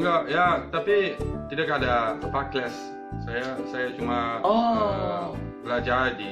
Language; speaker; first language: Indonesian; non-native, learner; Dutch